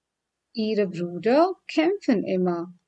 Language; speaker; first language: German; non-native, fluent; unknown